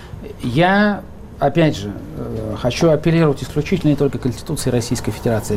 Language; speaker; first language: Russian; native; Russian